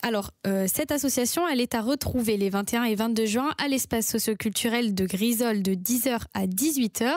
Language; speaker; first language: French; native; French